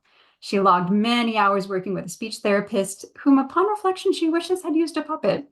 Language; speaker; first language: English; native; English